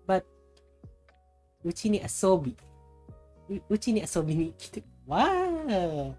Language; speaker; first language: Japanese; non-native, learner; Filipino